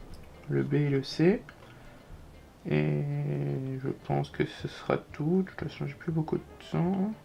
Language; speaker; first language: French; native; French